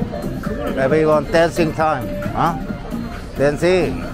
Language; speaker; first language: English; non-native, learner; Korean